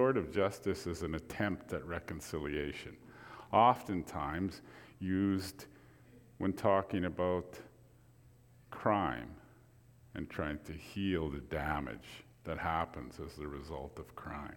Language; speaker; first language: English; native; English